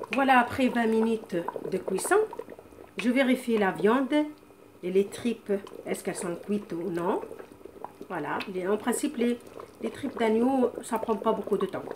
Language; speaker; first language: French; non-native, local second language; Arabic